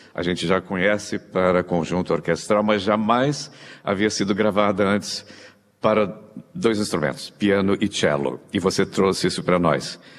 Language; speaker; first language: Portuguese; native; Portuguese